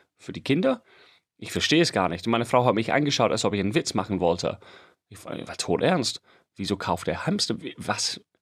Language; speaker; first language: German; non-native, fluent; English